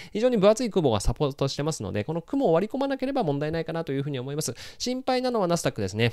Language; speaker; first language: Japanese; native; Japanese